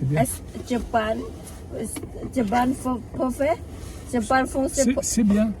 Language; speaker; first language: French; non-native, learner; Thai